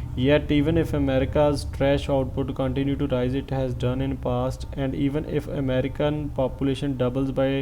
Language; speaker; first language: English; non-native, local second language; Punjabi